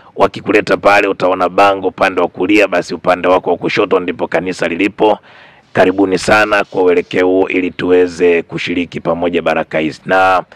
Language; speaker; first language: Swahili; native; Swahili